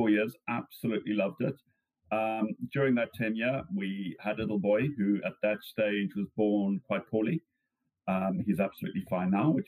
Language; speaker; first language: English; native; English